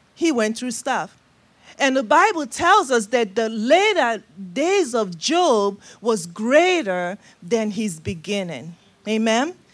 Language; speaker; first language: English; non-native, local second language; Igbo